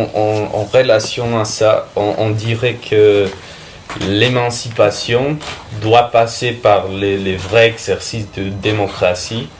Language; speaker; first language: French; non-native, fluent; Spanish